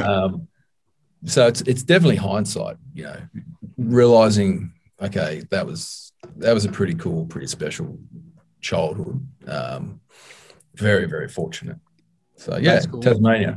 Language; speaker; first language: English; native; English